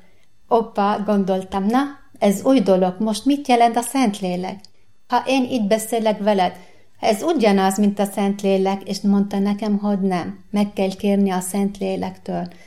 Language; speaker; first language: Hungarian; non-native, learner; Arabic